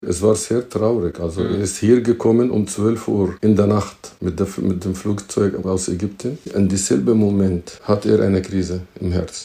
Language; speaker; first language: German; non-native, fluent; Arabic